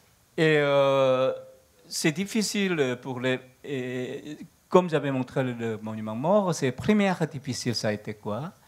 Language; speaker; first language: French; non-native, learner; Korean